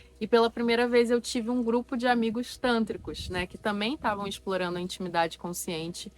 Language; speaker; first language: Portuguese; native; Portuguese